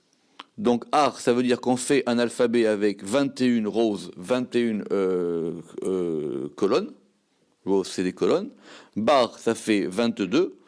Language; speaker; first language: French; native; French